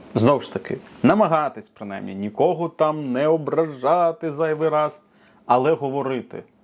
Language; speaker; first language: Ukrainian; non-native, local second language; Russian